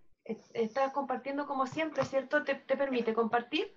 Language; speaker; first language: Spanish; native; Spanish